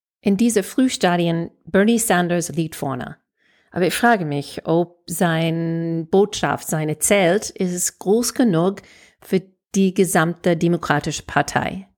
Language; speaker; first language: German; non-native, fluent; English